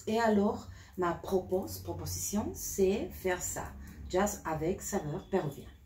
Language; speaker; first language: French; non-native, learner; Spanish